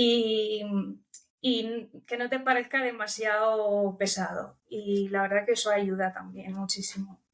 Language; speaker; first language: Spanish; early bilingual, other home language; Romanian